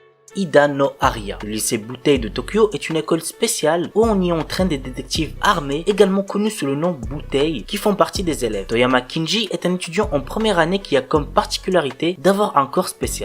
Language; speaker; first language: French; native; French